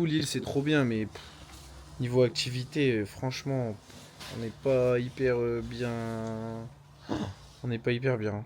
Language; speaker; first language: French; native; French